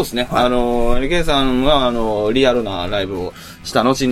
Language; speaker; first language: Japanese; native; Japanese